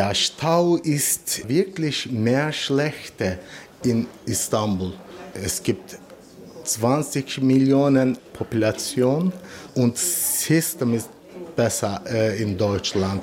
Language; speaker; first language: German; non-native, learner; Turkish